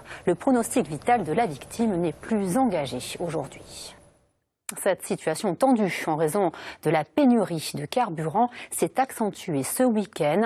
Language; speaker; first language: French; native; French